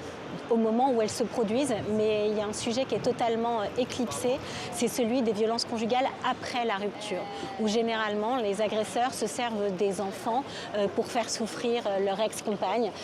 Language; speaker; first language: French; native; French